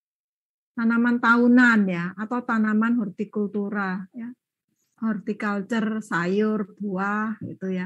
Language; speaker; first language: Indonesian; native; Indonesian